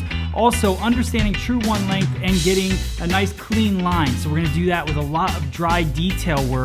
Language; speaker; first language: English; native; English